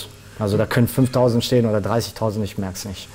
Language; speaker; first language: German; native; German